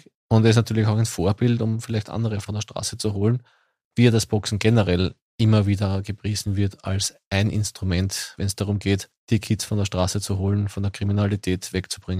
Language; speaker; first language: German; native; German